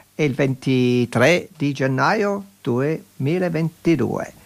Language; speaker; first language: Italian; non-native, learner; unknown